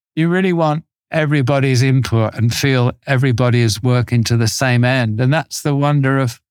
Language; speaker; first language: English; native; English